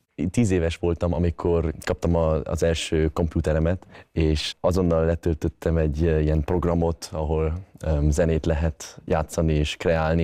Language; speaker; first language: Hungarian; early bilingual, other home language; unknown